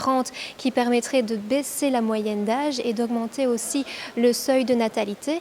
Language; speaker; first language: French; native; French